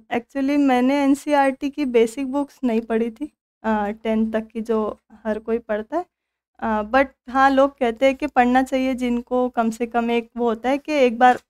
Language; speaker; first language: Hindi; non-native, local second language; Marathi